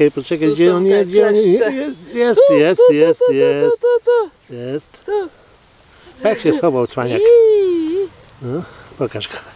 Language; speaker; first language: Polish; native; Polish